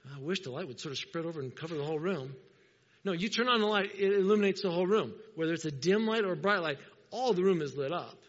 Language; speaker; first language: English; native; English